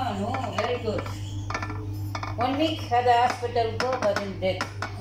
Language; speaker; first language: English; non-native, learner; Arabic